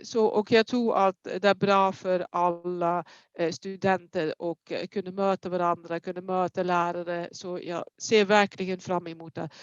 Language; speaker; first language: Swedish; non-native, fluent; Dutch